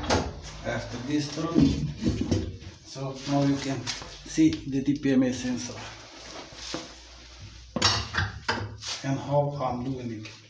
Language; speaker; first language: English; non-native, learner; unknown